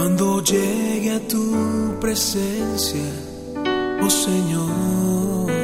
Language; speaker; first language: Spanish; native; Spanish